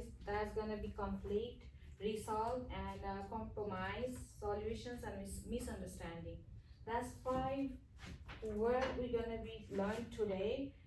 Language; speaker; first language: English; non-native, fluent; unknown